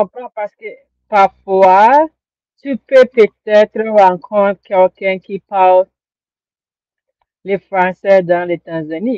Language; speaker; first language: French; non-native, learner; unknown